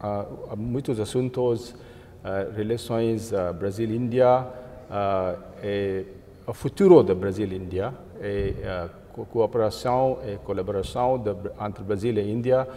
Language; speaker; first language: Portuguese; non-native, fluent; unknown